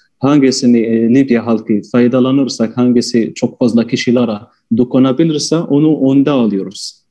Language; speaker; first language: Turkish; non-native, fluent; Arabic